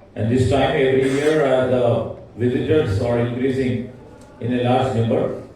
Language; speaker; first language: English; non-native, local second language; Telugu